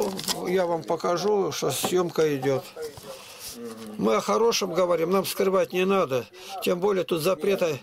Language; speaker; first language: Russian; native; Russian